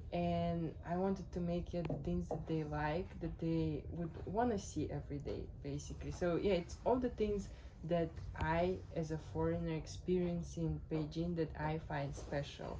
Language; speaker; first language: English; non-native, fluent; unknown